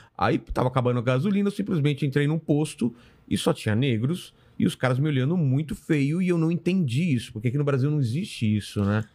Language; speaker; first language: Portuguese; native; Portuguese